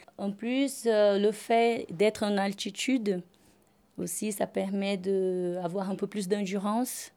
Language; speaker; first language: French; non-native, fluent; Portuguese